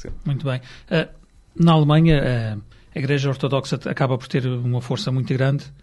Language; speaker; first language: Portuguese; native; Portuguese